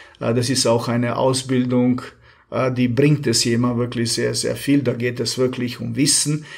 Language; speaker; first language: German; non-native, fluent; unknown